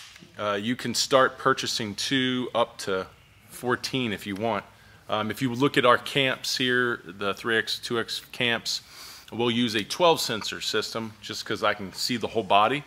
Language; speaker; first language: English; native; English